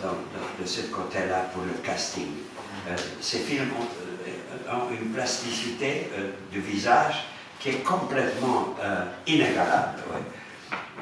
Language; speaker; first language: French; non-native, fluent; Romanian